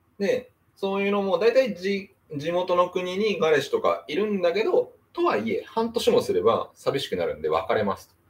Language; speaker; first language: Japanese; native; Japanese